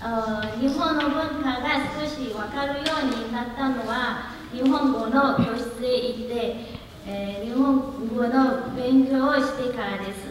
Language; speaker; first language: Japanese; non-native, learner; Chinese